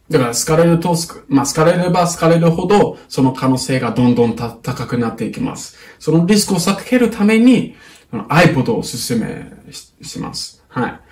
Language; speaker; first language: Japanese; non-native, fluent; English